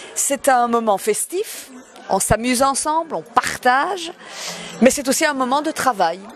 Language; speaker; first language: French; native; French